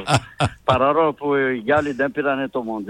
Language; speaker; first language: Greek; non-native, fluent; French